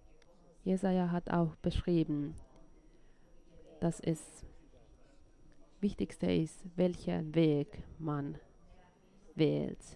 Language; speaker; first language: German; non-native, fluent; Finnish